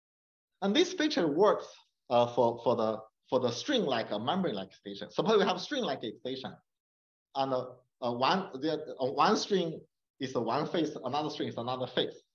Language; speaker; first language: English; non-native, fluent; Chinese